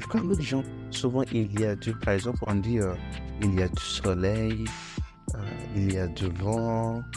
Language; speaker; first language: French; non-native, fluent; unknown